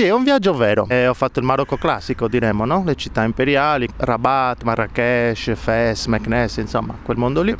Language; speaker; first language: Italian; native; Italian